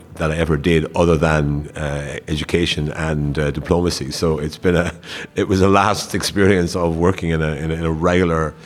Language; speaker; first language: English; native; English